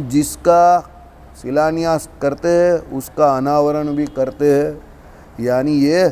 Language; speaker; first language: Hindi; non-native, local second language; Gujarati